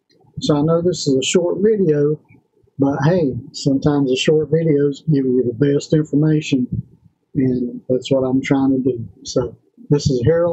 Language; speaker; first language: English; native; English